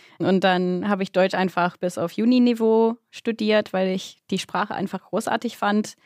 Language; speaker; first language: German; non-native, fluent; English